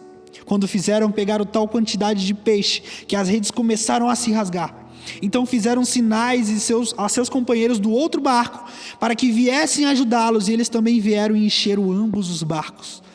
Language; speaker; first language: Portuguese; native; Portuguese